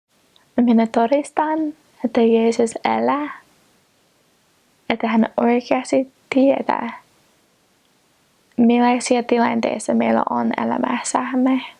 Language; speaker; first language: Finnish; non-native, fluent; English